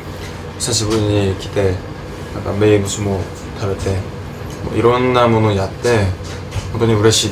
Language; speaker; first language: Japanese; non-native, fluent; Korean